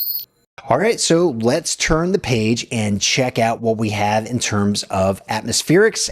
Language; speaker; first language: English; native; English